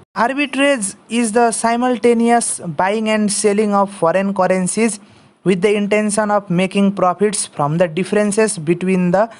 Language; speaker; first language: English; non-native, local second language; Nepali